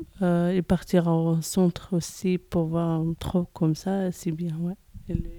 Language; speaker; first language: French; non-native, learner; Arabic